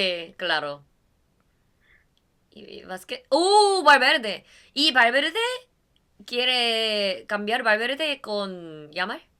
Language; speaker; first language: Spanish; non-native, learner; Korean